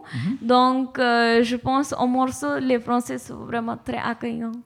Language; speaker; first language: French; non-native, learner; Hindi